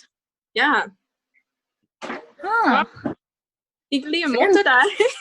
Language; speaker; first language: Norwegian; non-native, learner; English